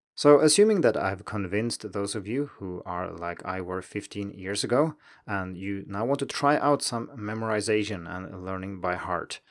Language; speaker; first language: English; non-native, fluent; Swedish